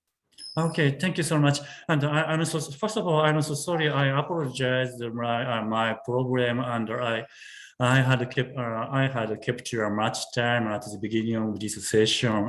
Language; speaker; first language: English; non-native, learner; Japanese